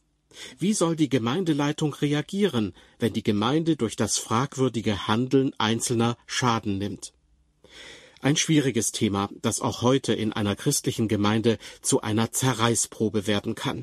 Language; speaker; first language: German; native; German